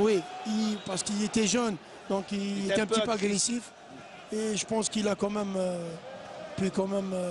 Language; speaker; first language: French; non-native, local second language; Arabic